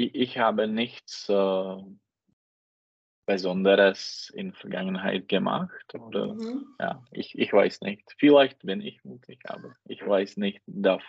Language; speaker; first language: German; non-native, learner; Czech